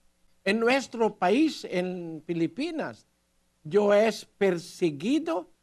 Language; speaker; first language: Spanish; non-native, learner; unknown